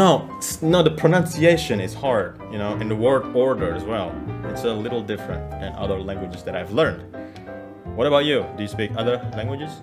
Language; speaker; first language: English; non-native, fluent; Indonesian